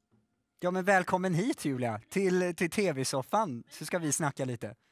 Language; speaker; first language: Swedish; native; Swedish